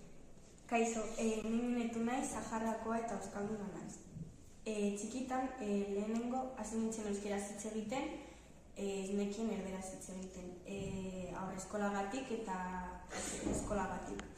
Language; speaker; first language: Basque; early bilingual, other home language; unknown